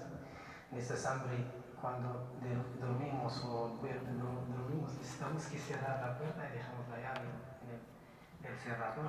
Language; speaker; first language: Spanish; non-native, learner; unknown